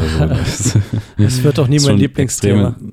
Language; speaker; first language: German; native; German